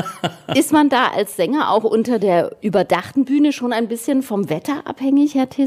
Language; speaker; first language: German; native; German